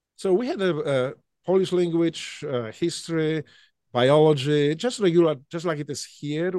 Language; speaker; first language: English; non-native, fluent; Polish